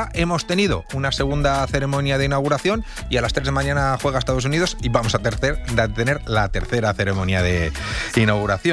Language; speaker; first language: Spanish; native; Spanish